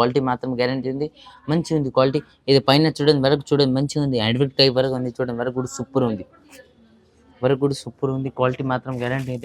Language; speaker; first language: Telugu; non-native, local second language; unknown